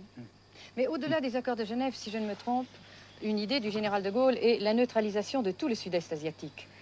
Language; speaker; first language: French; native; French